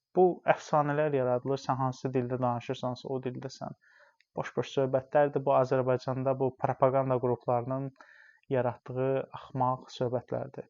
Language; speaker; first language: Azerbaijani; non-native, local second language; Talysh